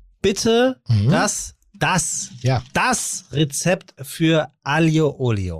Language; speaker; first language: German; native; German